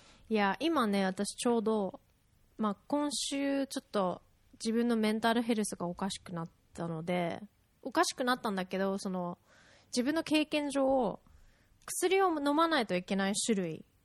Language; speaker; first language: Japanese; native; Japanese